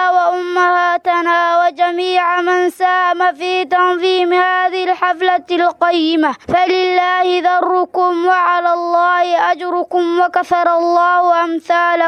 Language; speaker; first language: Arabic; non-native, learner; Somali